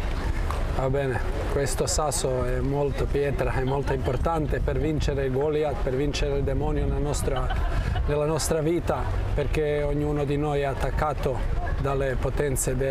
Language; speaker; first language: Italian; non-native, fluent; Croatian